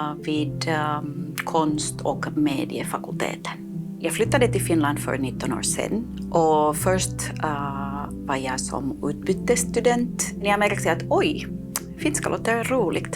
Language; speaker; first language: Swedish; non-native, fluent; Catalan